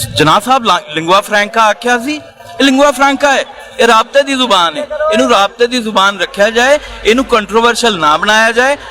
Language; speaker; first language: Punjabi; native; Punjabi